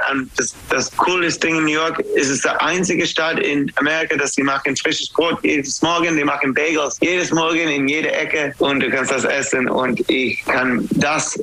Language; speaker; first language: German; non-native, learner; English